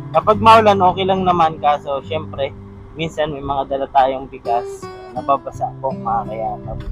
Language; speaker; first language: Filipino; non-native, local second language; Bikol